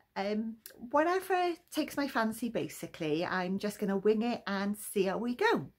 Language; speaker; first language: English; native; English